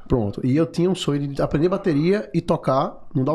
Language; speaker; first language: Portuguese; native; Portuguese